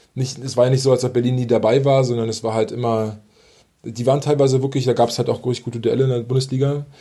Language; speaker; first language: German; native; German